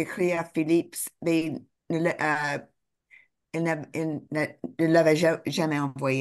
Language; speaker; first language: French; non-native, fluent; English